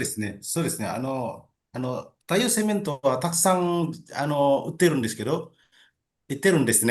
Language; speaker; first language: Japanese; non-native, learner; Indonesian